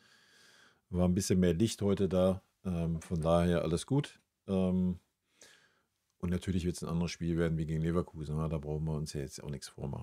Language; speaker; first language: German; native; German